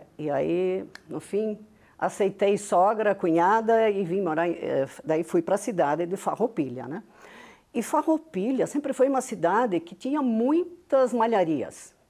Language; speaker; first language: Portuguese; non-native, local second language; Venetian